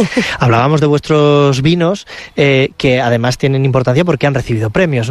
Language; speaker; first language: Spanish; native; Spanish